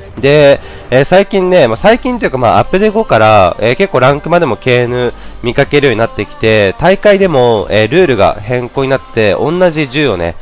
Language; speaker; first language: Japanese; native; Japanese